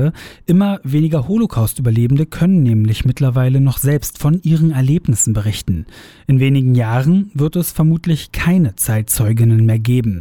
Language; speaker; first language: German; native; German